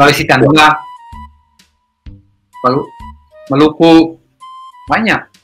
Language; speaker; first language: Indonesian; non-native, fluent; Hebrew